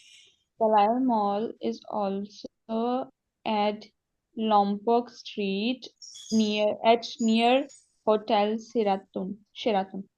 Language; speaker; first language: English; non-native, learner; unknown